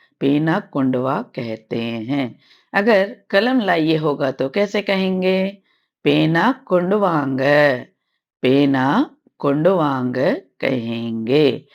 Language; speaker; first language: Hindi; non-native, local second language; Tamil